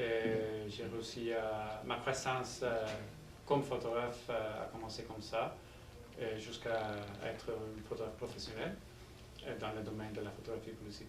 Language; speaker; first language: French; non-native, learner; English